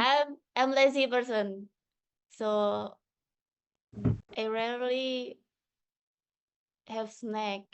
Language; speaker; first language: English; non-native, learner; Indonesian